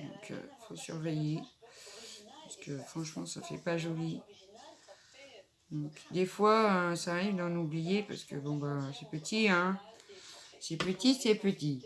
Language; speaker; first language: French; native; French